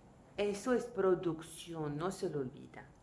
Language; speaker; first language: Spanish; non-native, fluent; French